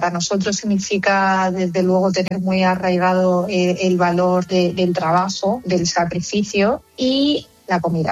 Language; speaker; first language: Spanish; native; Spanish